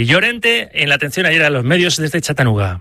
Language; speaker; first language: Spanish; native; Spanish